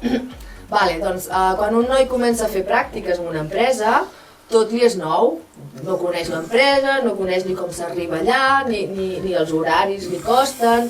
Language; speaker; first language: Catalan; native; Catalan